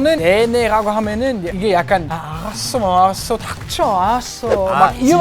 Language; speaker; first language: Korean; non-native, fluent; German